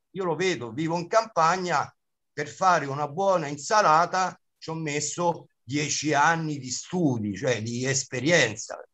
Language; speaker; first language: Italian; native; Italian